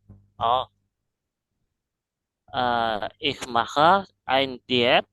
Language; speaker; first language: German; non-native, learner; Indonesian